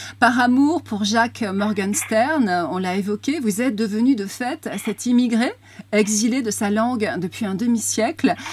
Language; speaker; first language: French; native; French